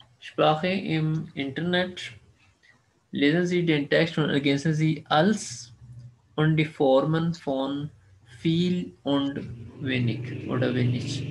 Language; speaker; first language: German; non-native, fluent; Urdu